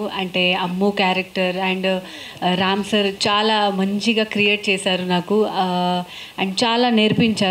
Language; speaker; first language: Telugu; non-native, fluent; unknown